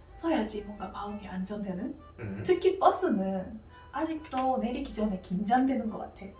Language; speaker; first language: Korean; non-native, fluent; Japanese